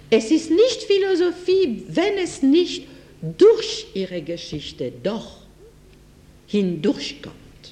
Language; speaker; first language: German; non-native, fluent; French